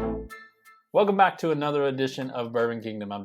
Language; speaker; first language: English; native; English